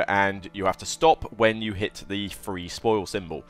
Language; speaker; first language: English; native; English